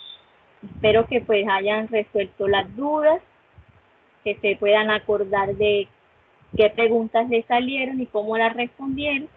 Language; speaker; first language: Spanish; native; Spanish